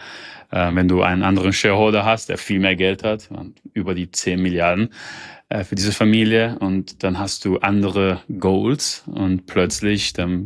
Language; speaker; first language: German; early bilingual, heritage; German